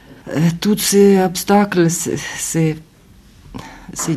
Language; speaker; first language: French; non-native, learner; Ukrainian